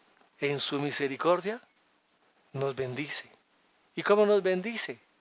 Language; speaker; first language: Spanish; native; Spanish